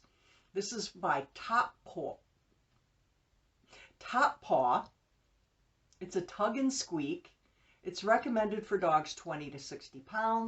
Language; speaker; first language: English; native; English